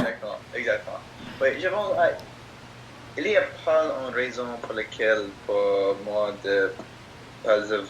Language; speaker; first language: French; non-native, learner; English